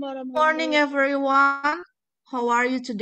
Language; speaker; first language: English; non-native, fluent; Indonesian